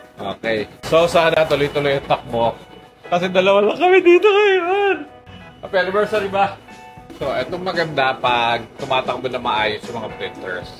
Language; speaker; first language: Filipino; native; Filipino